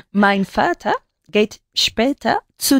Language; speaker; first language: German; non-native, learner; Spanish